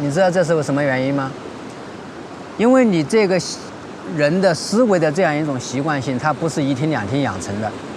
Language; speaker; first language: Chinese; native; Chinese